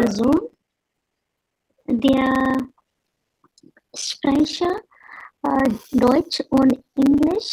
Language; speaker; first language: German; non-native, learner; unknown